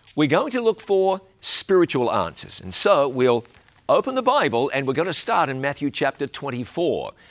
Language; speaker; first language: English; native; English